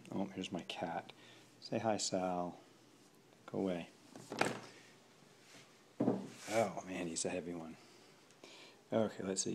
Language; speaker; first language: English; native; English